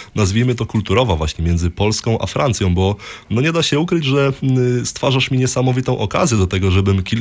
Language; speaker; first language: Polish; native; Polish